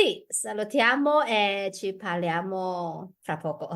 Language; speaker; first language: Italian; non-native, fluent; Chinese